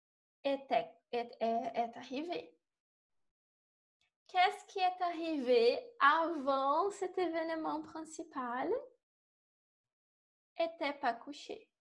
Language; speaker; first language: French; non-native, fluent; Portuguese